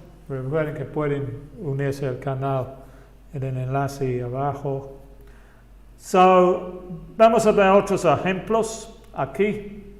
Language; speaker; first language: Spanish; non-native, fluent; English